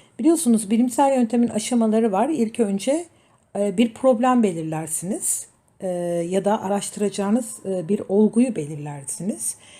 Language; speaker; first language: Turkish; native; Turkish